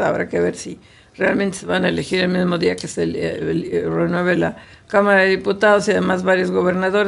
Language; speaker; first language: Spanish; native; Spanish